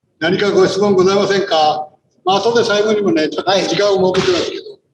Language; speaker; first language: Japanese; native; Japanese